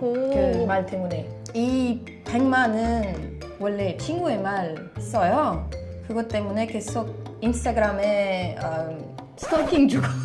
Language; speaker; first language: Korean; non-native, learner; French